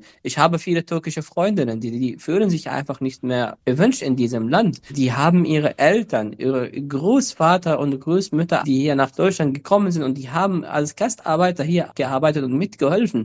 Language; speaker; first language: German; non-native, fluent; Arabic